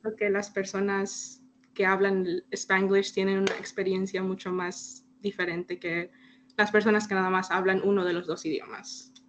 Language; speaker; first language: Spanish; early bilingual, heritage; Spanish